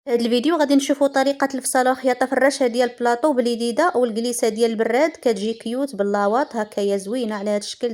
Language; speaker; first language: Arabic; native; Arabic